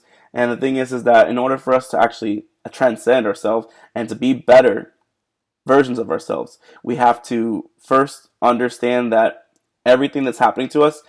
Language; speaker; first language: English; native; English